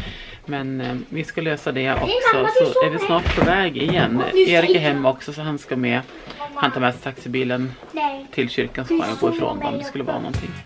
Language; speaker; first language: Swedish; native; Swedish